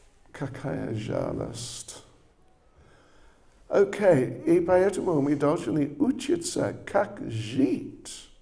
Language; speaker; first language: Russian; non-native, learner; English